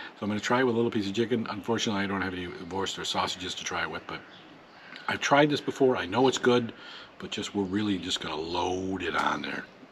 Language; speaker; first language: English; native; English